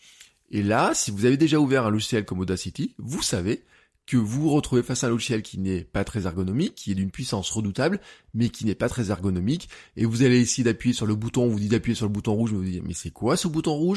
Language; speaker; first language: French; native; French